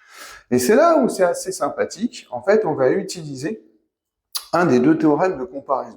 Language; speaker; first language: French; native; French